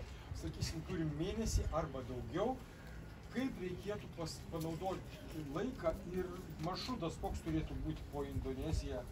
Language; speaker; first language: Lithuanian; native; Lithuanian